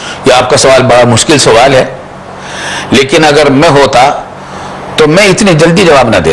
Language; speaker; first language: Urdu; native; Urdu